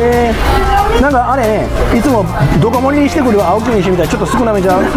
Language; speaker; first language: Japanese; native; Japanese